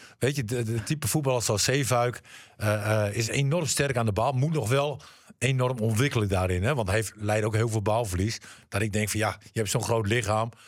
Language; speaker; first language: Dutch; native; Dutch